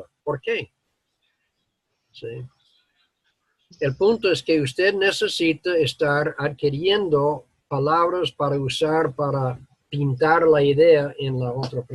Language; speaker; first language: Spanish; non-native, learner; English